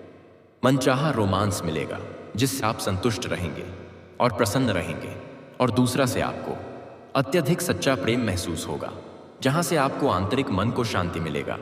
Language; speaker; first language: Hindi; native; Hindi